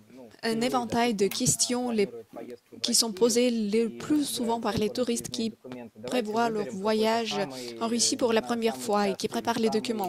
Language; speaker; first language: French; non-native, fluent; Russian